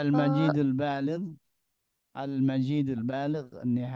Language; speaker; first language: Arabic; non-native, fluent; Indonesian